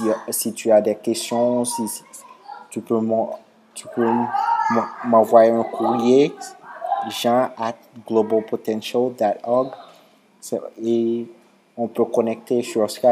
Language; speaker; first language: French; non-native, local second language; Haitian Creole